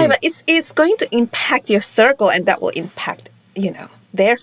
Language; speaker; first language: English; non-native, local second language; Chinese